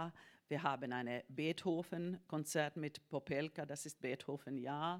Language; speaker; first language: German; non-native, fluent; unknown